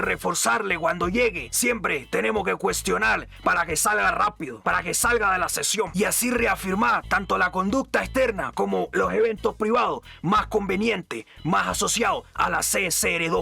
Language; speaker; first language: Spanish; native; Spanish